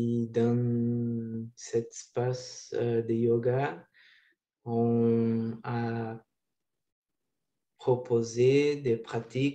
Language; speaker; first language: French; non-native, learner; Portuguese